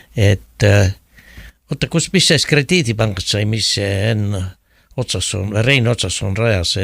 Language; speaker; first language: Estonian; native; Estonian